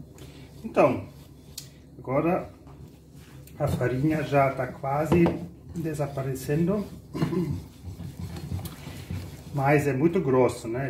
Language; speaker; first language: Portuguese; non-native, fluent; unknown